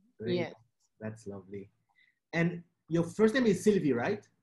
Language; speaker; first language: English; non-native, fluent; French